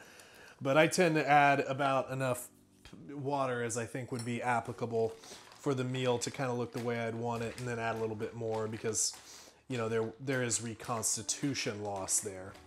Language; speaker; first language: English; native; English